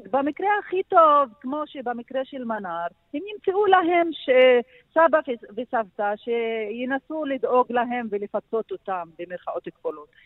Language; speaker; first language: Hebrew; non-native, local second language; Arabic